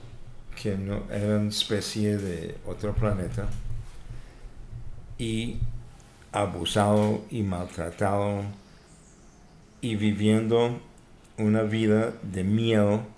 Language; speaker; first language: Spanish; non-native, fluent; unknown